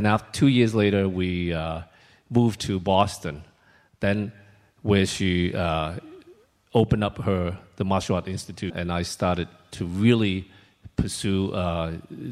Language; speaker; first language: English; non-native, local second language; Cantonese